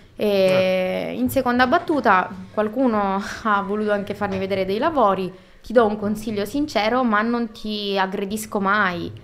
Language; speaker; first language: Italian; native; Italian